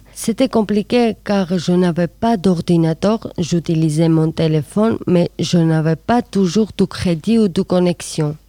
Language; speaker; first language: French; non-native, learner; Georgian